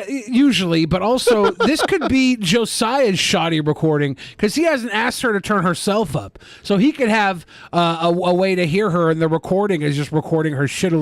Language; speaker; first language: English; native; English